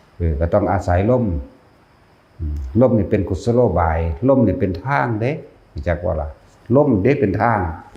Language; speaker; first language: Lao; native; Lao